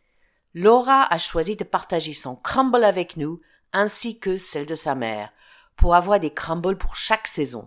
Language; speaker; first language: French; non-native, fluent; English